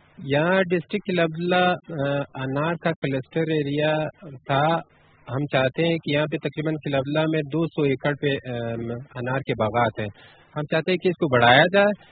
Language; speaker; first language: Urdu; non-native, local second language; Pashto